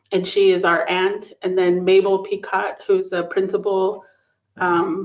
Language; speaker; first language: English; native; English